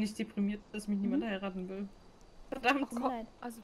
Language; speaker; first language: German; native; German